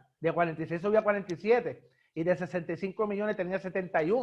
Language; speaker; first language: Spanish; native; Spanish